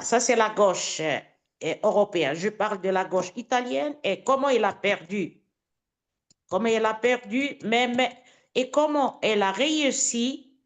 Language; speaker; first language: French; non-native, fluent; Italian